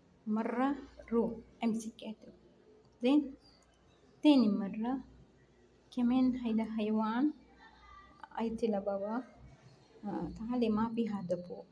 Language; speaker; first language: Arabic; non-native, learner; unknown